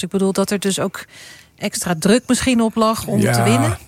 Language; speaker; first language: Dutch; native; Dutch